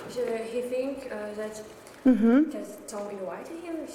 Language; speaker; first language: English; non-native, learner; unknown